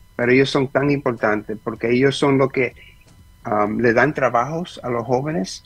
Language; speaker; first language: Spanish; early bilingual, heritage; Spanish